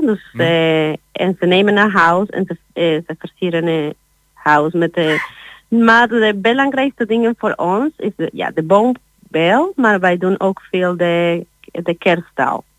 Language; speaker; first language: Dutch; non-native, learner; Spanish